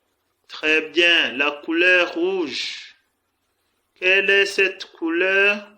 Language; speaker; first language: French; non-native, fluent; Kinyarwanda